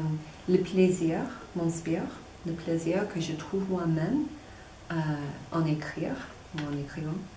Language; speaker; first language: French; non-native, fluent; English